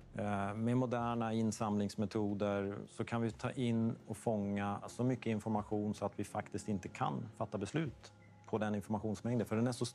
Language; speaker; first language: Swedish; native; Swedish